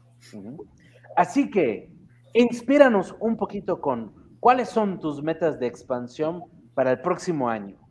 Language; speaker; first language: Spanish; early bilingual, heritage; Spanish